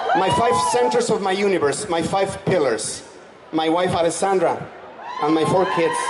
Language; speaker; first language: English; non-native, fluent; Spanish